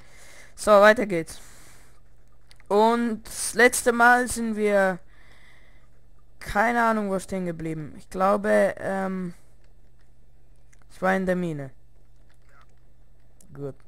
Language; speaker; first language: German; early bilingual, other home language; Russian